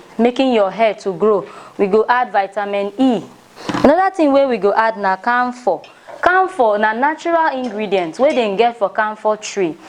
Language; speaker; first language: Nigerian Pidgin; non-native, local second language; Ibibio